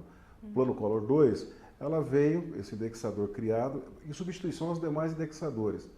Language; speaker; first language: Portuguese; native; Portuguese